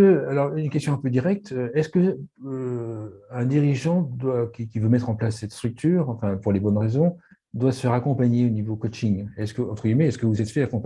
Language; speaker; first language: French; native; French